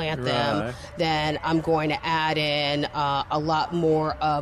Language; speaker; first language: English; native; English